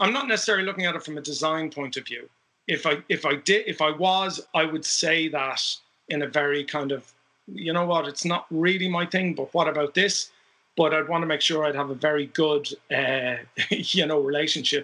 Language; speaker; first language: English; native; English